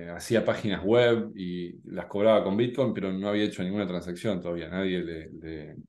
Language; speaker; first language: Spanish; native; Spanish